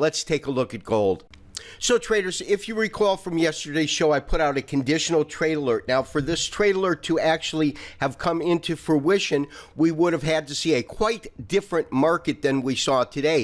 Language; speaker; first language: English; native; English